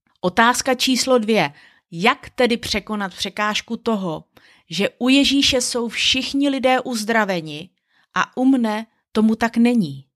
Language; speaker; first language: Czech; native; Czech